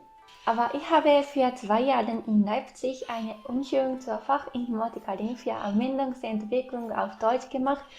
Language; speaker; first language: German; non-native, fluent; Japanese